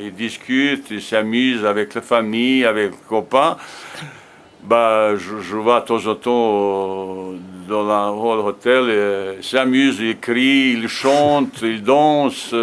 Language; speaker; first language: French; non-native, fluent; Bosnian